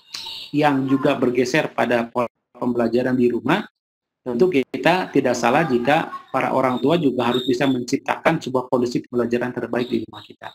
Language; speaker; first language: Indonesian; native; Indonesian